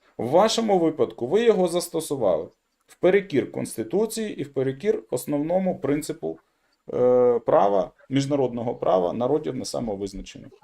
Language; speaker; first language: Ukrainian; non-native, local second language; Russian